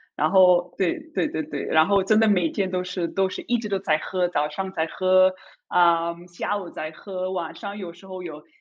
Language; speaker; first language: Chinese; non-native, fluent; German